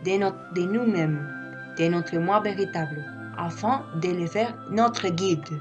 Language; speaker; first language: French; non-native, learner; Spanish